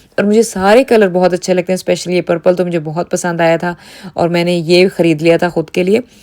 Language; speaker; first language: Urdu; native; Urdu